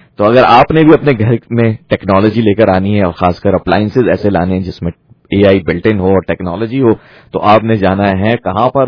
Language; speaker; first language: Urdu; native; Urdu